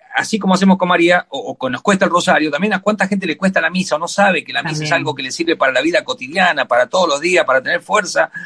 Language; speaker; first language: Spanish; native; Spanish